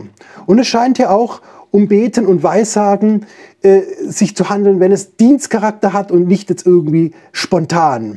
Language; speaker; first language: German; native; German